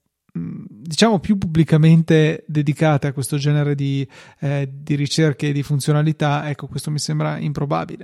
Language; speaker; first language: Italian; native; Italian